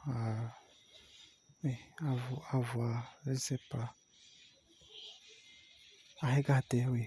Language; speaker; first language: French; non-native, learner; Portuguese